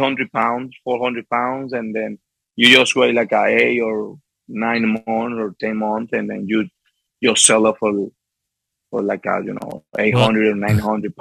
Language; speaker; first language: English; non-native, fluent; Spanish